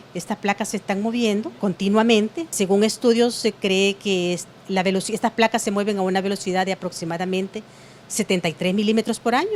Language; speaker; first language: Spanish; native; Spanish